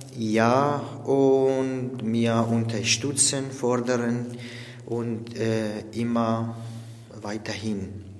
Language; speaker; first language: German; non-native, learner; Arabic